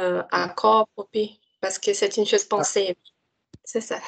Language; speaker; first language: French; non-native, learner; Portuguese